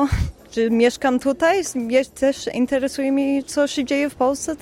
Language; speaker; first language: Polish; early bilingual, heritage; Polish